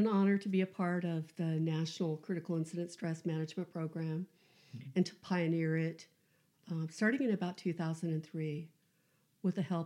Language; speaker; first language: English; native; English